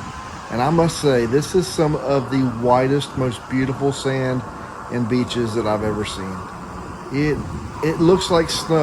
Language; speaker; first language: English; native; English